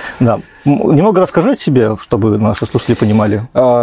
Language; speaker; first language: Russian; native; Russian